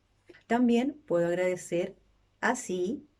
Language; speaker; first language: Spanish; native; Spanish